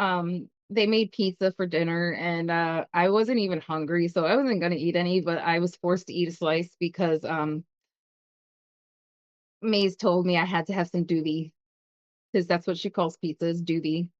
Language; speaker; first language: English; native; English